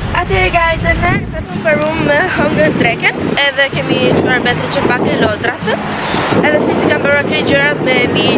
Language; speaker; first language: Albanian; early bilingual, heritage; Albanian